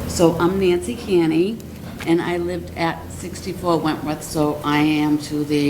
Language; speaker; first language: English; native; English